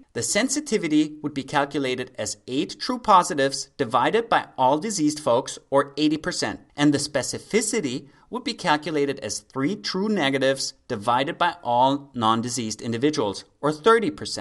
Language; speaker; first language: English; native; English